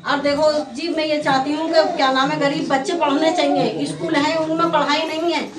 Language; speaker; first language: Hindi; native; Hindi